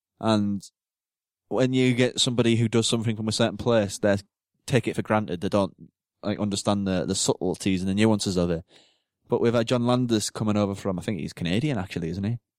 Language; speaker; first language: English; native; English